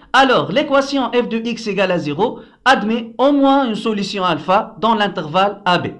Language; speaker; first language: French; non-native, local second language; Arabic